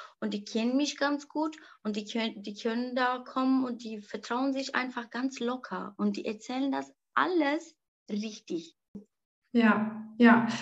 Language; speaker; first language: German; non-native, learner; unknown